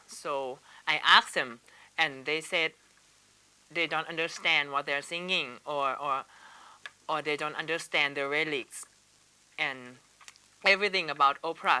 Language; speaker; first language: English; non-native, learner; Thai